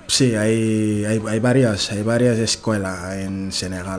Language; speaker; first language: Spanish; non-native, learner; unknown